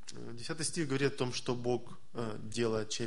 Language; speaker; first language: Russian; native; Russian